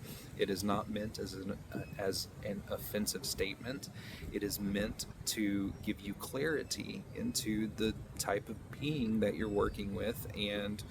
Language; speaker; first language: English; native; English